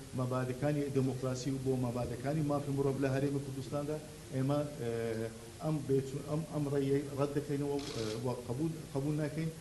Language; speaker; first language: Central Kurdish; non-native, local second language; Azerbaijani